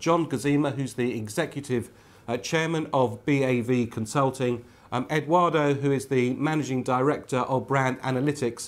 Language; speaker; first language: English; native; English